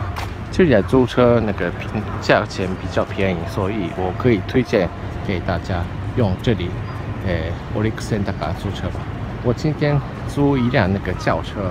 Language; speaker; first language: Chinese; non-native, fluent; Japanese